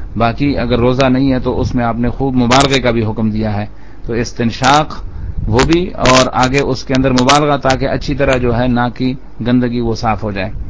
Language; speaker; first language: Urdu; non-native, local second language; Pashto